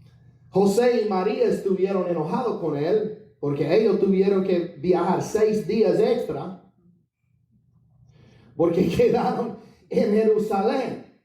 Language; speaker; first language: Spanish; non-native, fluent; English